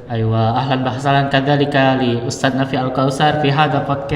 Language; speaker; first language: Arabic; non-native, learner; Indonesian